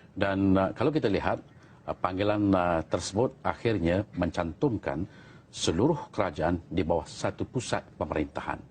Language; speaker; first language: Malay; native; Malay